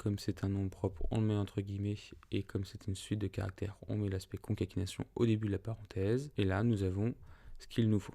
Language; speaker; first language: French; native; French